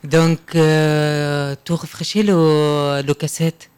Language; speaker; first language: French; non-native, learner; Arabic